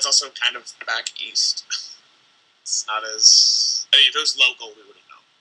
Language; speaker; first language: English; native; English